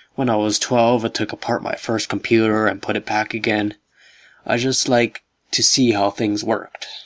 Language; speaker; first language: English; native; English